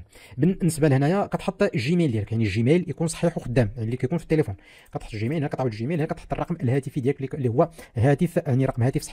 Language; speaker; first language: Arabic; native; Arabic